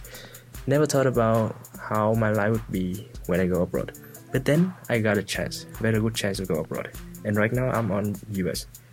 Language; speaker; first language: English; non-native, fluent; Vietnamese